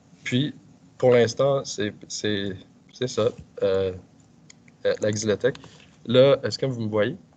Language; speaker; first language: French; native; French